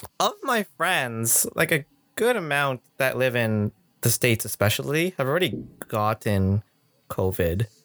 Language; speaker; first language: English; early bilingual, other home language; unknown